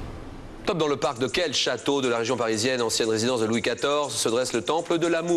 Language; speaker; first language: French; native; French